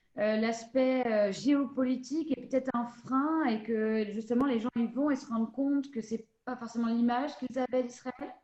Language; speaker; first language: French; native; French